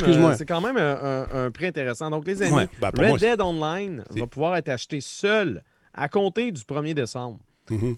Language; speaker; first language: French; native; French